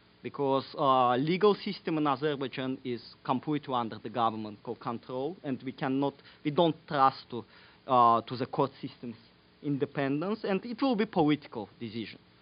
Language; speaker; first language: English; non-native, fluent; Azerbaijani